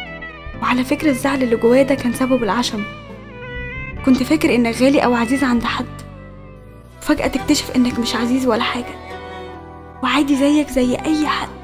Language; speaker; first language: Arabic; native; Arabic